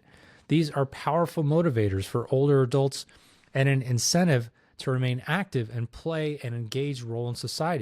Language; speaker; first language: English; native; English